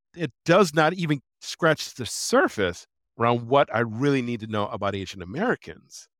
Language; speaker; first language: English; native; English